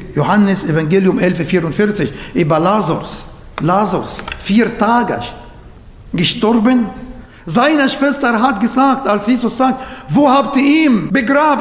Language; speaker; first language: German; non-native, fluent; Arabic